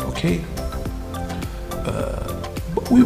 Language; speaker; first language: English; non-native, fluent; Portuguese